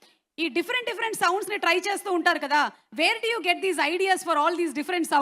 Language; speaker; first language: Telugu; native; Telugu